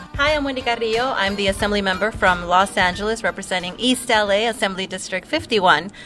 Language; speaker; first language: English; native; English